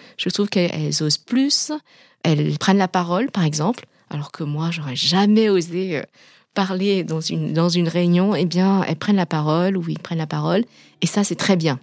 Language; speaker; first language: French; early bilingual, other home language; Vietnamese